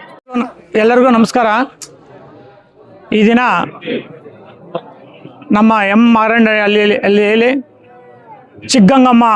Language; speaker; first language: Kannada; native; Kannada